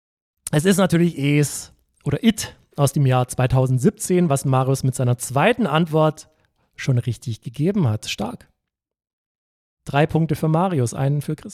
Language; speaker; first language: German; native; German